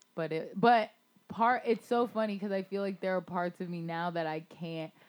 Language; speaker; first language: English; native; English